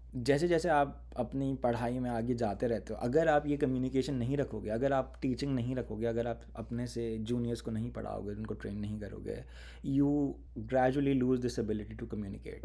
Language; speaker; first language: Urdu; native; Urdu